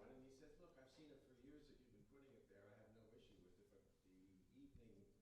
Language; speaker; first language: English; native; English